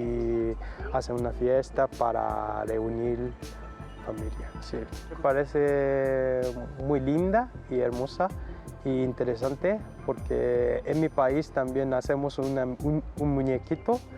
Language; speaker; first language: Spanish; non-native, learner; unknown